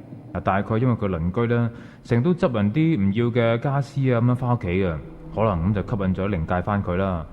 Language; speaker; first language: Cantonese; native; Cantonese